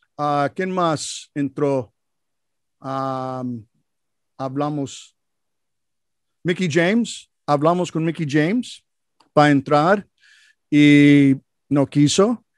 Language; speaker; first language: Spanish; non-native, learner; English